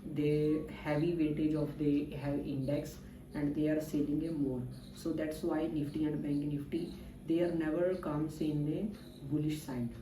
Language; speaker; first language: English; non-native, local second language; Punjabi